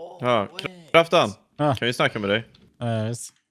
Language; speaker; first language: Swedish; native; Swedish